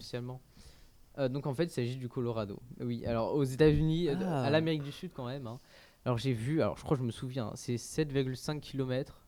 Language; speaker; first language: French; native; French